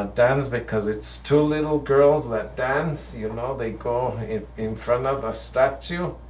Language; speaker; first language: English; early bilingual, other home language; Spanish